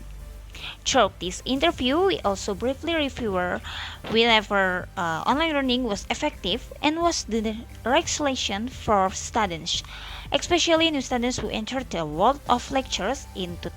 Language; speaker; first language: English; non-native, learner; Indonesian